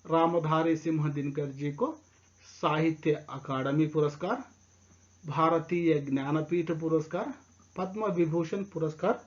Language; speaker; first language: Hindi; non-native, local second language; Telugu